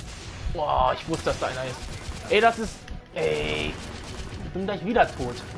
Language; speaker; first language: German; native; German